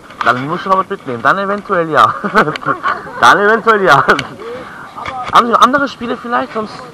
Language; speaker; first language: German; native; German